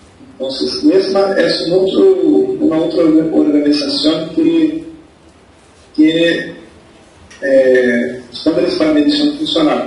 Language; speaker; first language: Spanish; non-native, fluent; Portuguese